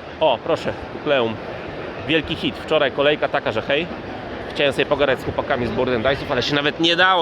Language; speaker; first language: Polish; native; Polish